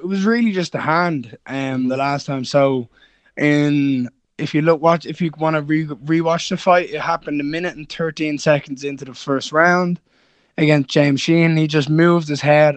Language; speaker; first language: English; native; English